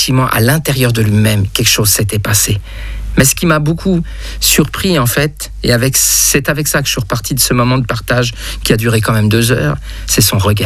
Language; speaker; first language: French; native; French